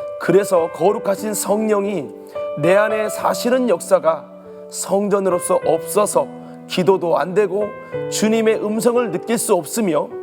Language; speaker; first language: Korean; native; Korean